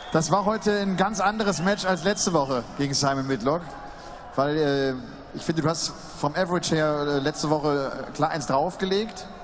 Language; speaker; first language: German; native; German